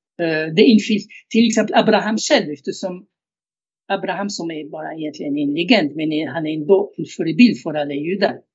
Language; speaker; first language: Swedish; non-native, fluent; Arabic